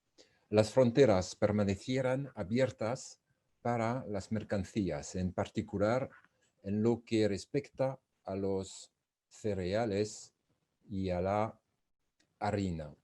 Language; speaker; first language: Spanish; non-native, fluent; French